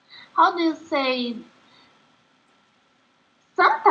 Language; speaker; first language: English; non-native, learner; Portuguese